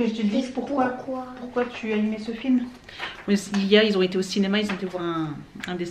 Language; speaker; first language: French; native; French